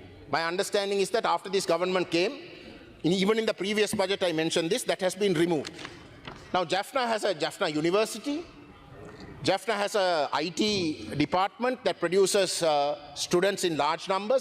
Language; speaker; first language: English; non-native, local second language; Tamil